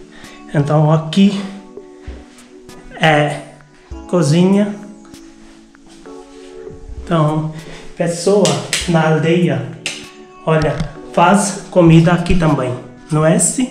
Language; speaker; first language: Portuguese; non-native, learner; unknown